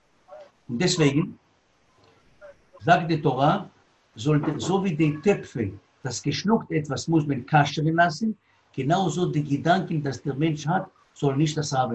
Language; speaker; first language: German; non-native, learner; Hebrew